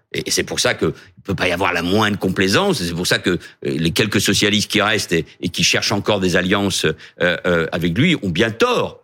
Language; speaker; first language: French; early bilingual, other home language; Catalan